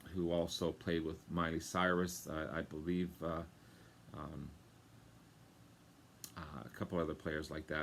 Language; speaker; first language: English; native; English